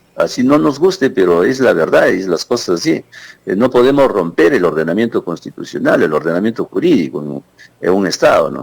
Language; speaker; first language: Spanish; native; Spanish